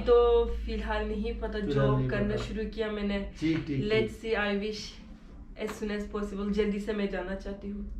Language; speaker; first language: Hindi; non-native, fluent; Turkish